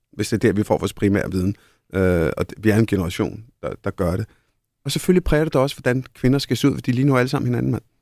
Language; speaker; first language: Danish; early bilingual, other home language; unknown